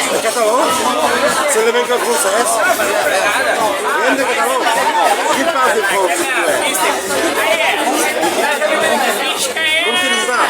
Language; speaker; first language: French; non-native, learner; Catalan